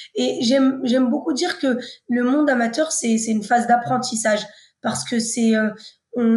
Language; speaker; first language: French; native; French